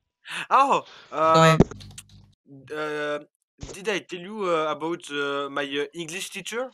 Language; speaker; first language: English; non-native, learner; French